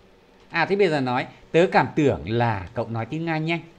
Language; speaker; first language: Vietnamese; native; Vietnamese